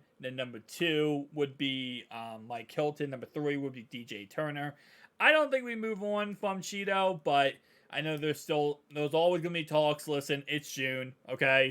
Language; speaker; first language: English; native; English